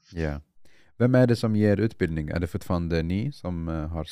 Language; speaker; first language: Swedish; non-native, fluent; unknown